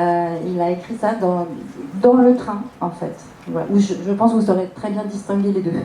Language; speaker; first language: French; native; French